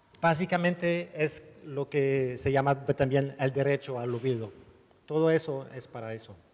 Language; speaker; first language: Spanish; non-native, learner; French